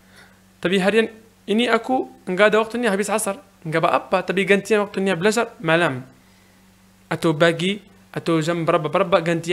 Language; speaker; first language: Indonesian; non-native, learner; Arabic